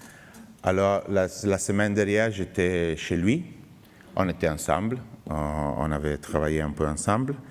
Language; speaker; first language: French; non-native, fluent; Italian